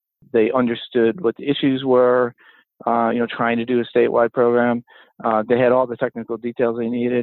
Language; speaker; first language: English; native; English